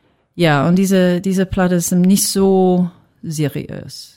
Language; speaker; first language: German; non-native, fluent; English